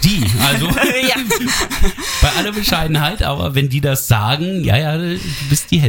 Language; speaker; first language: German; native; German